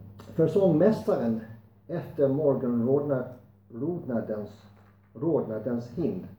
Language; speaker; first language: Swedish; non-native, fluent; English